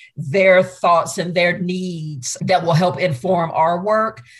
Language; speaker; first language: English; native; English